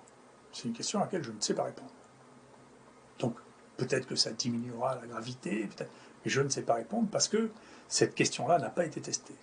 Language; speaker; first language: French; native; French